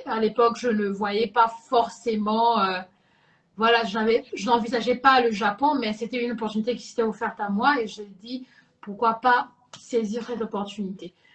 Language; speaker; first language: French; non-native, local second language; Lingala